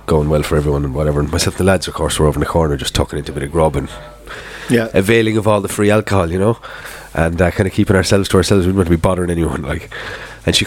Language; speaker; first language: English; native; English